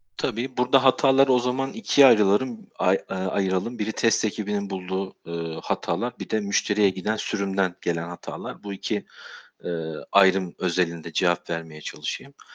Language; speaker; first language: Turkish; native; Turkish